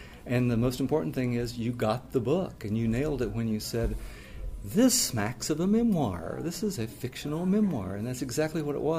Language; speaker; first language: English; native; English